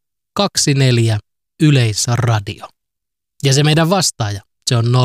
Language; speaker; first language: Finnish; native; Finnish